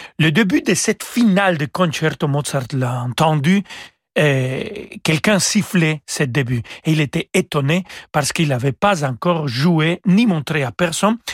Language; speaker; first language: French; non-native, fluent; Spanish